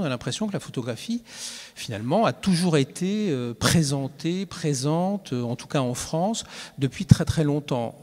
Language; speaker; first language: French; native; French